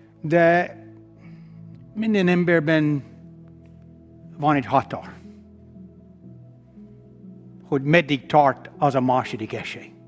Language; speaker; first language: Hungarian; non-native, fluent; English